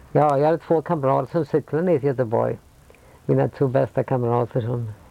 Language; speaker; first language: Swedish; native; Swedish